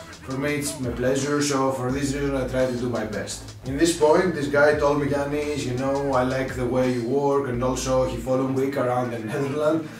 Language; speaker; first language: English; non-native, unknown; Greek